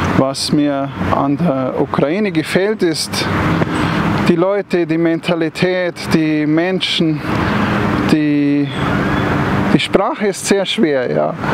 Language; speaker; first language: German; native; German